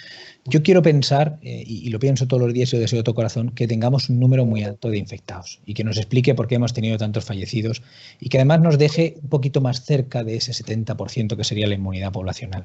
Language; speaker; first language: Spanish; native; Spanish